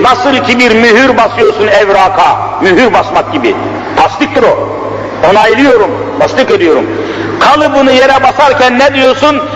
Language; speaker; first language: Turkish; native; Turkish